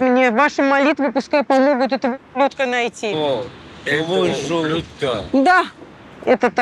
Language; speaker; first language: Russian; native; Russian